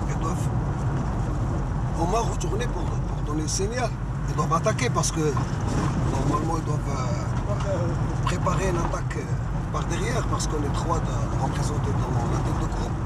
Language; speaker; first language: French; non-native, local second language; Arabic